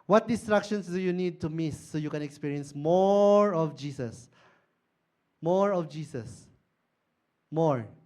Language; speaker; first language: English; non-native, local second language; Filipino